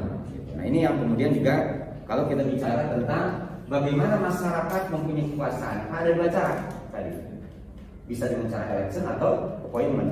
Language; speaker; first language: Indonesian; native; Indonesian